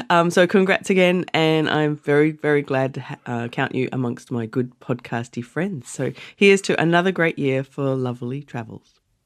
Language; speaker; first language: English; native; English